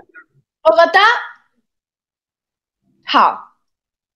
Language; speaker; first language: Chinese; non-native, learner; Spanish